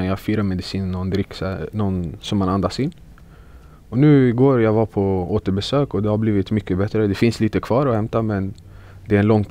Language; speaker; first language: Swedish; early bilingual, other home language; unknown